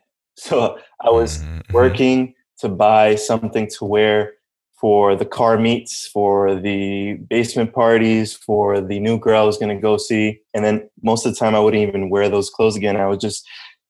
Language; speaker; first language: English; early bilingual, other home language; Spanish